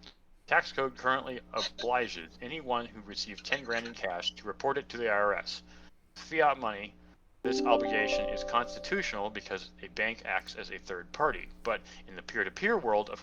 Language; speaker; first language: English; native; English